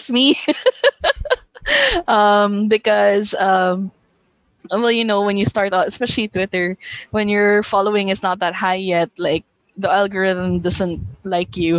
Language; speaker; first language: English; non-native, local second language; Hiligaynon